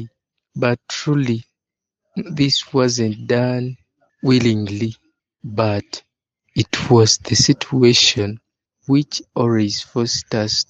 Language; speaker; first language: English; non-native, local second language; Ganda